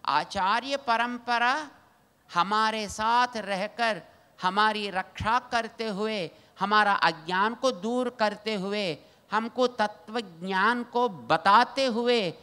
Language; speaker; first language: Hindi; non-native, local second language; Telugu